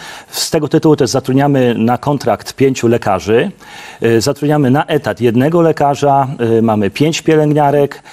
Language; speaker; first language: Polish; native; Polish